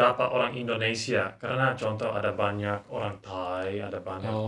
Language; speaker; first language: Indonesian; non-native, learner; English